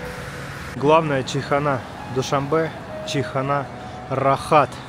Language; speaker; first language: Russian; native; Russian